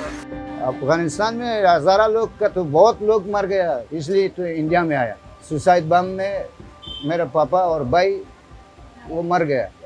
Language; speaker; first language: Hindi; non-native, fluent; Persian